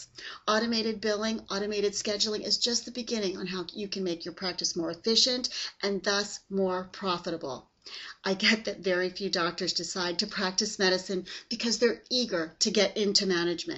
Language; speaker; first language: English; native; English